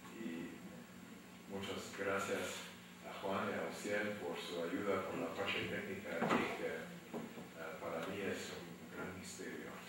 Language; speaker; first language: Spanish; non-native, fluent; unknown